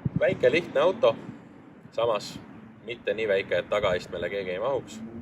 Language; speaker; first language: Estonian; native; Estonian